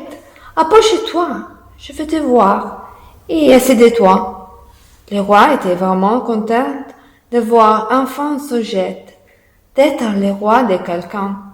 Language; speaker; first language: French; non-native, learner; Italian